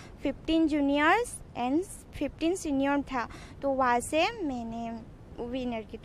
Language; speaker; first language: Hindi; non-native, local second language; Assamese